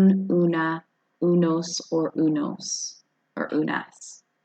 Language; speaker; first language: Spanish; non-native, fluent; English